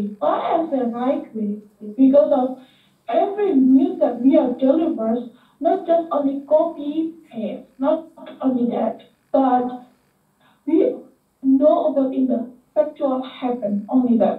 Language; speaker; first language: English; non-native, learner; Indonesian